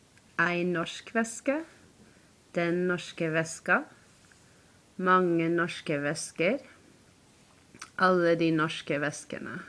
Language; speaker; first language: Norwegian; non-native, learner; English